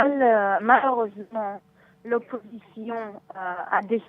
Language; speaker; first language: French; non-native, learner; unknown